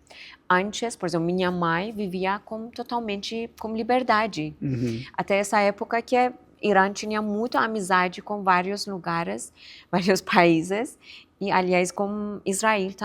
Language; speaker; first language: Portuguese; non-native, fluent; Persian